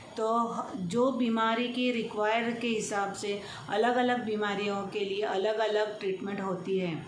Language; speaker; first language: Hindi; non-native, local second language; Gujarati